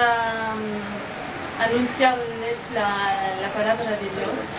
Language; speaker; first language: Spanish; non-native, learner; French